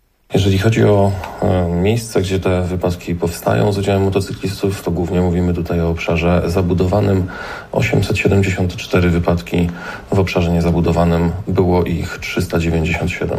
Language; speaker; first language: Polish; native; Polish